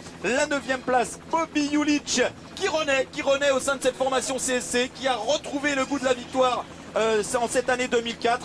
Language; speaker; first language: French; native; French